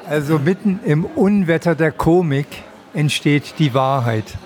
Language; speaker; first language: German; native; German